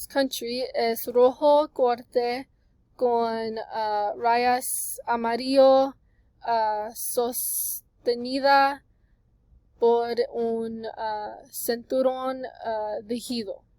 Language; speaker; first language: Spanish; non-native, learner; English